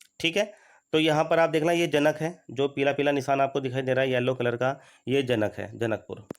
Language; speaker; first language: Hindi; native; Hindi